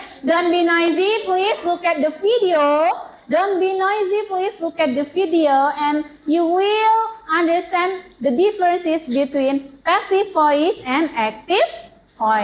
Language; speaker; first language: English; non-native, learner; Indonesian